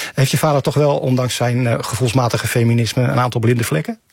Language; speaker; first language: Dutch; native; Dutch